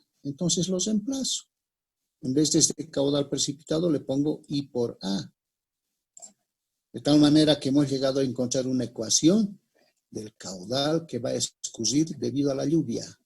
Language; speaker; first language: Spanish; native; Spanish